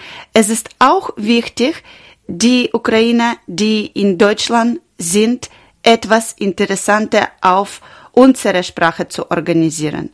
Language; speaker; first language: German; non-native, learner; Ukrainian